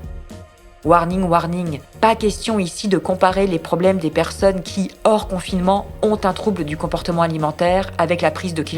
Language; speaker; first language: French; native; French